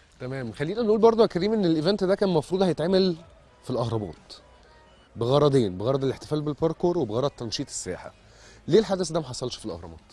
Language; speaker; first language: Egyptian Arabic; native; Egyptian Arabic